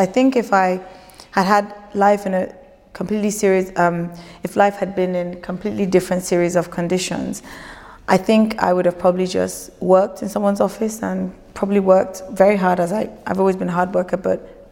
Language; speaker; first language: English; non-native, local second language; Yoruba